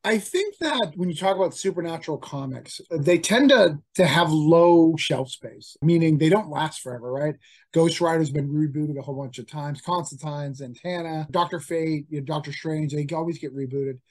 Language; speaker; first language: English; native; English